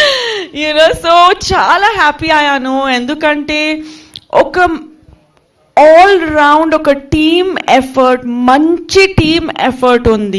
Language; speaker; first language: Telugu; non-native, fluent; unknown